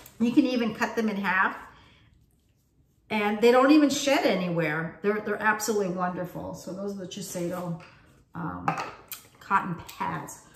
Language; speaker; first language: English; native; English